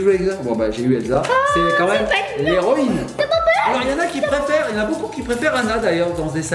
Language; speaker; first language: French; native; French